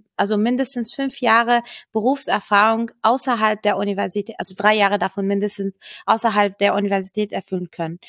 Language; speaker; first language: German; non-native, fluent; Arabic